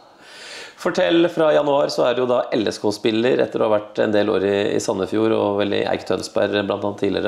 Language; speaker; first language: Norwegian; native; Norwegian